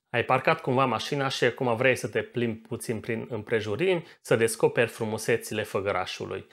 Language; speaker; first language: Romanian; non-native, local second language; Hungarian